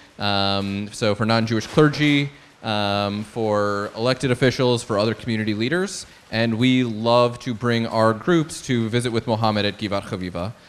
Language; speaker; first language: English; native; English